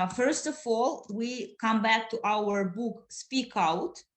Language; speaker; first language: English; non-native, fluent; Ukrainian